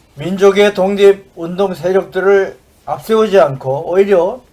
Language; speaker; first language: Korean; native; Korean